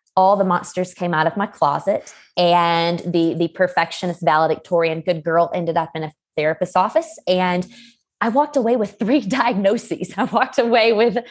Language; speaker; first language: English; native; English